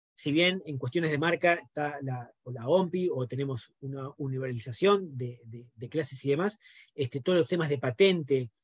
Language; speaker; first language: Spanish; native; Spanish